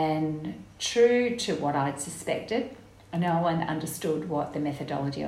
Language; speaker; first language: English; native; English